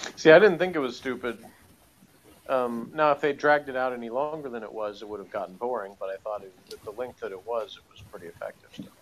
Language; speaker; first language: English; native; English